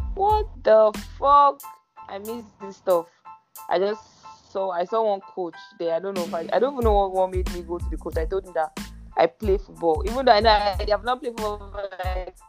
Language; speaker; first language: English; non-native, local second language; Yoruba